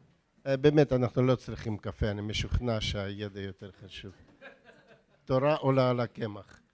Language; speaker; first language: Hebrew; non-native, fluent; Russian